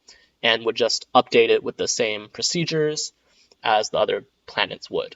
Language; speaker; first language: English; native; English